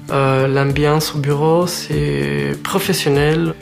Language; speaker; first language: French; non-native, fluent; Spanish